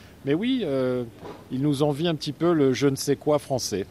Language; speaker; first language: French; native; French